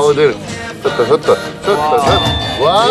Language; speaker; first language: Korean; native; Korean